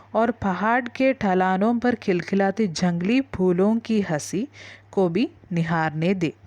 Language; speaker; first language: Hindi; non-native, local second language; Malayalam